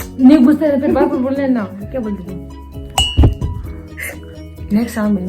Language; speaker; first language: Hindi; non-native, local second language; Tibetan